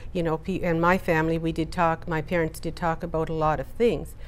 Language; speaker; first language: English; native; English